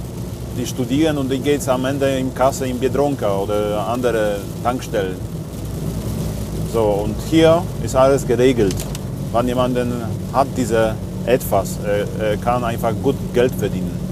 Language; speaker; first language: German; non-native, learner; Polish